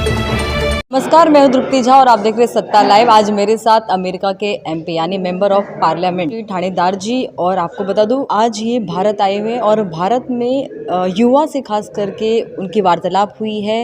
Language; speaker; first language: Hindi; native; Hindi